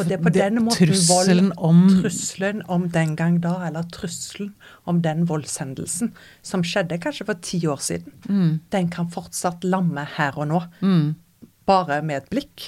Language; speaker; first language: Norwegian; native; Norwegian